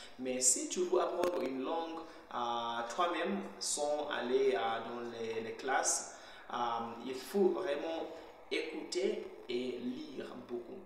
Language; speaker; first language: French; non-native, fluent; Shona